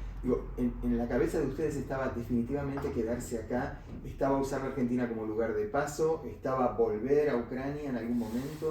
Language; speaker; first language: Spanish; native; Spanish